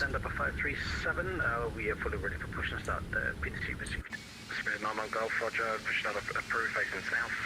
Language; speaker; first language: English; native; English